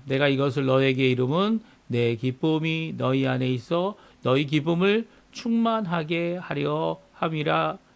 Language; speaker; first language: Korean; native; Korean